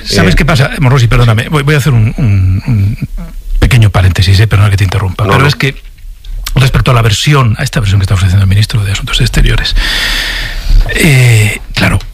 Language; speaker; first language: Spanish; native; Spanish